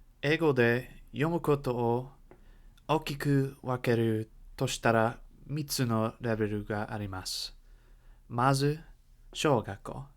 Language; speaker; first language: Japanese; non-native, learner; English